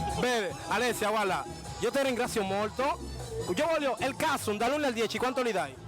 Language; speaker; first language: Italian; non-native, fluent; Spanish